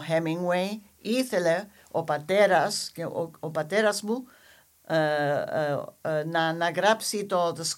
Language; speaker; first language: Greek; non-native, learner; English